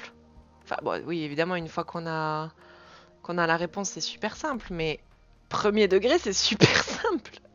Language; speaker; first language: French; native; French